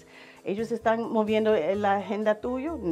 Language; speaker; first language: Spanish; non-native, learner; English